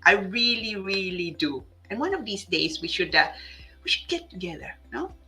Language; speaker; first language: English; non-native, local second language; Filipino